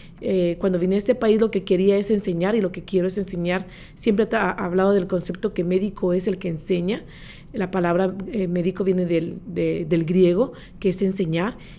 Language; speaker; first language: Spanish; native; Spanish